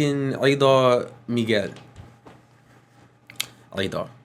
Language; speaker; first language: Arabic; non-native, learner; English